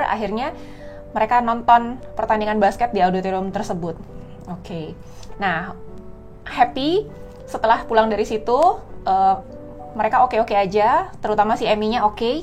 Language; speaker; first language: Indonesian; native; Indonesian